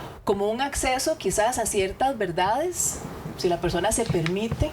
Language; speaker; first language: Spanish; native; Spanish